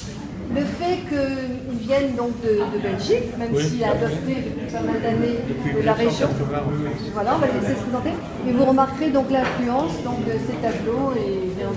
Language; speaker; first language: French; native; French